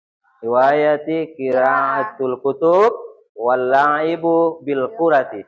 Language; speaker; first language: Arabic; non-native, fluent; Indonesian